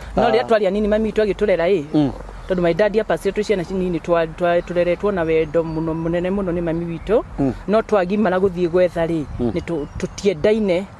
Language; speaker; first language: Kikuyu; native; Kikuyu